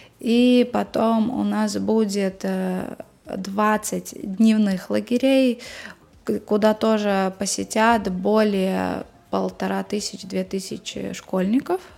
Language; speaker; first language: Russian; native; Russian